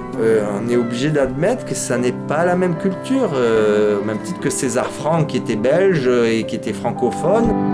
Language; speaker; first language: French; native; French